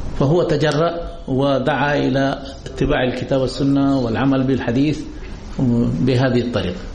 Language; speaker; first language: Arabic; non-native, fluent; Urdu